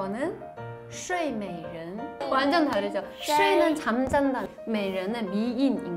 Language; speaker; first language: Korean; non-native, fluent; Chinese